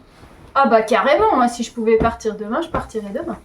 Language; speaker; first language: French; native; French